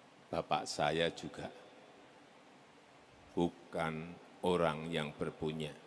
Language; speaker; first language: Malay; non-native, local second language; Javanese